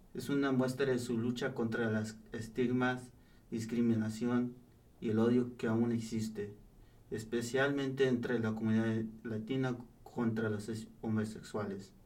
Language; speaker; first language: Spanish; early bilingual, heritage; Spanish